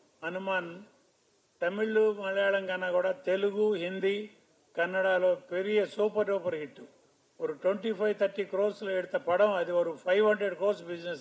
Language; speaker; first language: Tamil; non-native, learner; Telugu